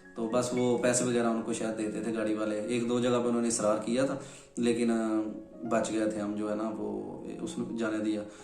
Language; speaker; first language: Urdu; non-native, local second language; Punjabi